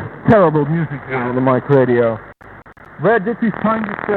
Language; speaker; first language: English; non-native, fluent; Dutch